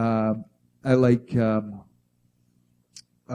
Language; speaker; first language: English; native; English